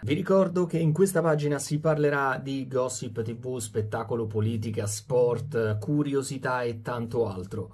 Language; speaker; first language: Italian; native; Italian